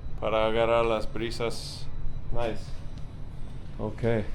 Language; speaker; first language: Spanish; non-native, fluent; English